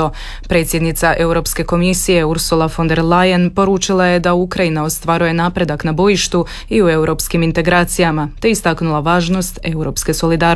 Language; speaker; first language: Serbian; native; Serbian